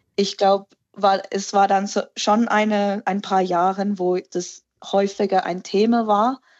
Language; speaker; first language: German; non-native, fluent; English